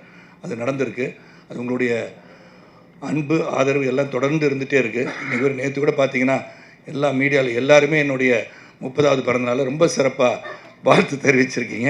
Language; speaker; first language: Tamil; native; Tamil